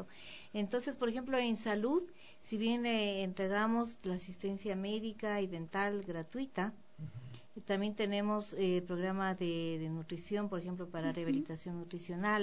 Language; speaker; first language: Spanish; native; Spanish